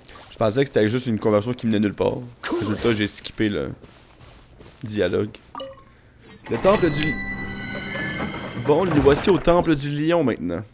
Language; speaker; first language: French; native; French